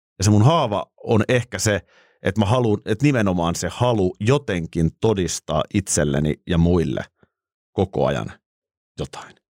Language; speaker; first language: Finnish; native; Finnish